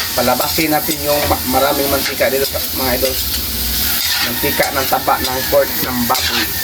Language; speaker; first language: Filipino; non-native, local second language; Cebuano